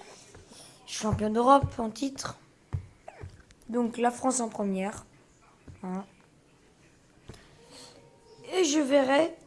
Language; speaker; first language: French; early bilingual, other home language; Portuguese